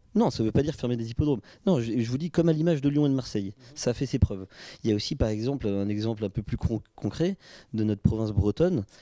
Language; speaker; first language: French; native; French